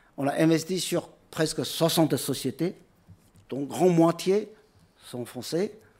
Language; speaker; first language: French; non-native, fluent; Chinese